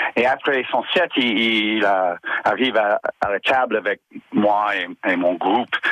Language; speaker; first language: French; non-native, learner; English